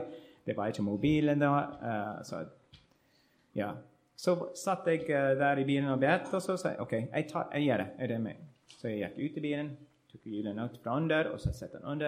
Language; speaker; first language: Norwegian; non-native, learner; English